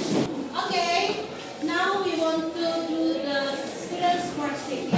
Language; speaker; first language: English; non-native, fluent; Indonesian